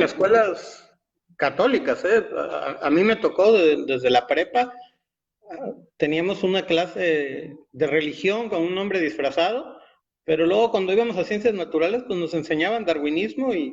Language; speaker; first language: Spanish; native; Spanish